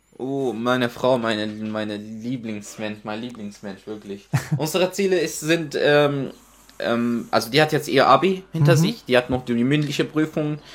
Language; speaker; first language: German; non-native, fluent; Arabic